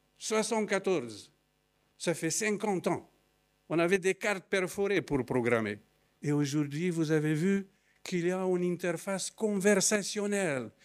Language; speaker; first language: French; non-native, fluent; Romanian